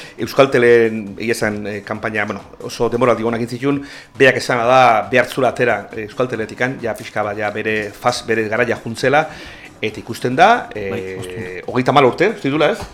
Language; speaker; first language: Basque; native; Basque